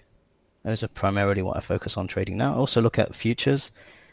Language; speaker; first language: English; native; English